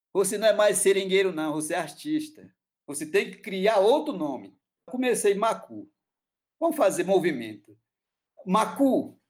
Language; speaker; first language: Portuguese; non-native, local second language; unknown